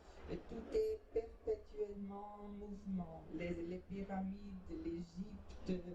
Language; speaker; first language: French; non-native, fluent; Portuguese